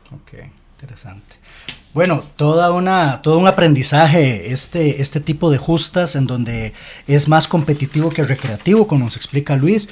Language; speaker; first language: Spanish; native; Spanish